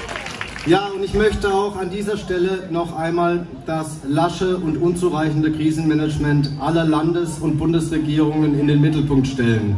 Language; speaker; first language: German; native; German